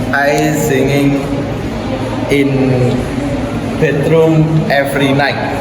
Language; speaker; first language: English; non-native, learner; Indonesian